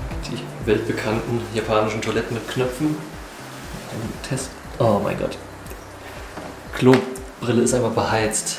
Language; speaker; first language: German; native; German